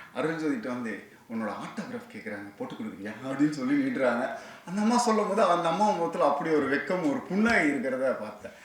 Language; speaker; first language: Tamil; native; Tamil